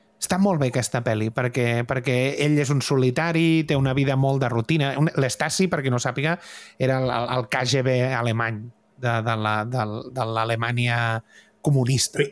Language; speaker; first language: Catalan; native; Catalan